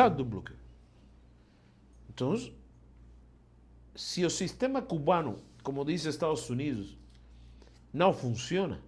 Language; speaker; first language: Portuguese; non-native, fluent; Spanish